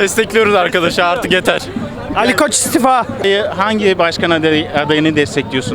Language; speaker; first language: Turkish; native; Turkish